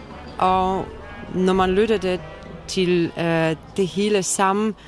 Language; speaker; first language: Danish; non-native, fluent; Polish